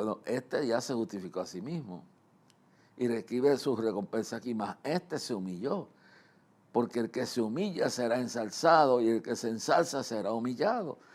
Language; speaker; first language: Spanish; native; Spanish